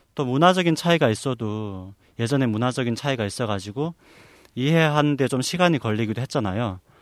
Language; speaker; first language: Korean; native; Korean